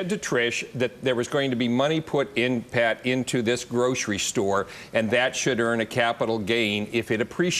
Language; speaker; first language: English; native; English